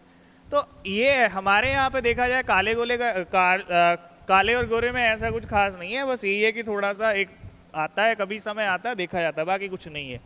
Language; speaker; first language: Hindi; native; Hindi